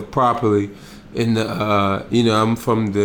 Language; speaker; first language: English; native; English